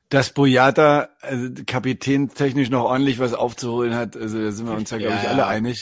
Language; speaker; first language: German; native; German